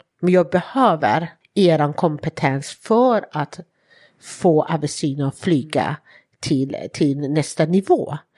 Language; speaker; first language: Swedish; non-native, fluent; Persian